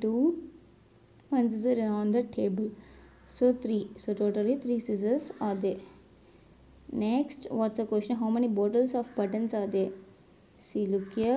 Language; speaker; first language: English; non-native, local second language; Tamil